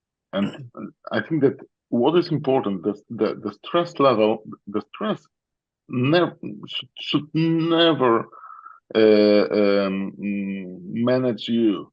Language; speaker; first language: English; non-native, fluent; Polish